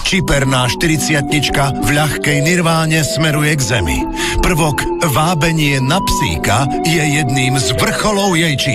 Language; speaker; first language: Slovak; native; Slovak